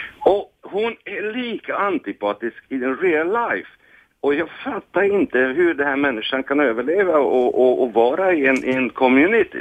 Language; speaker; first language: Swedish; non-native, fluent; Hungarian